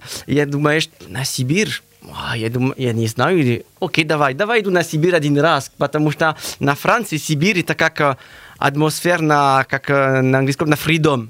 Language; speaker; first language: Russian; non-native, learner; French